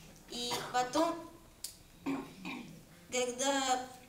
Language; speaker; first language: Russian; early bilingual, heritage; Russian